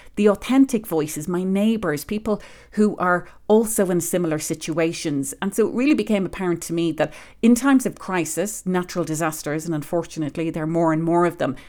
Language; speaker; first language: English; native; English